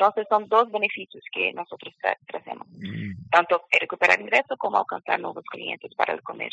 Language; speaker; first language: Spanish; non-native, learner; Portuguese